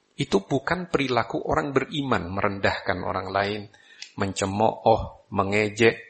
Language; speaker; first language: Malay; non-native, local second language; Javanese